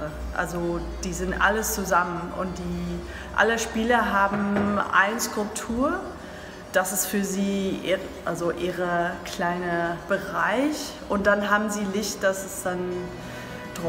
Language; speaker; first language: German; non-native, learner; English